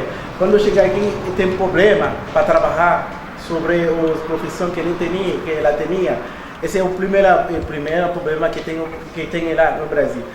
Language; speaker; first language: Portuguese; non-native, learner; Haitian Creole